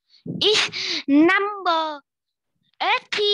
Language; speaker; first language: English; non-native, learner; Vietnamese